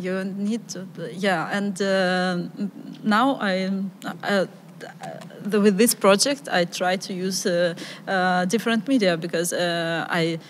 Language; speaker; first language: English; non-native, learner; Ukrainian